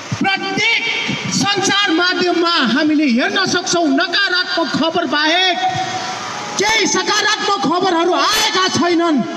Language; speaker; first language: Nepali; non-native, local second language; Newari